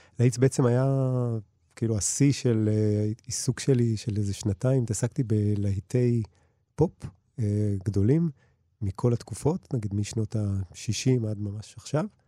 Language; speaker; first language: Hebrew; early bilingual, other home language; Russian